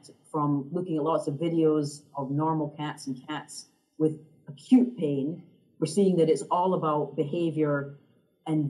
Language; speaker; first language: English; native; English